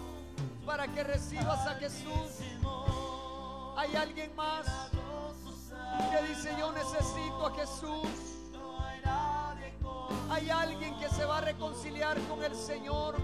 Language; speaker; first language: Spanish; native; Spanish